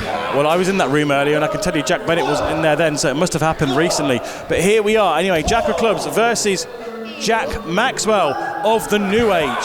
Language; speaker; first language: English; native; English